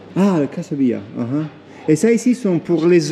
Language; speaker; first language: French; non-native, learner; Italian